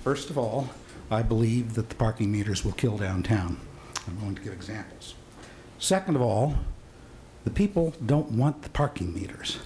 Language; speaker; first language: English; native; English